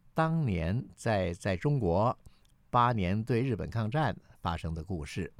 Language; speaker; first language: Chinese; native; Chinese